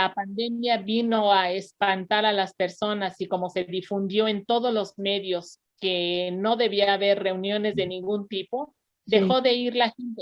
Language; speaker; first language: Spanish; native; Spanish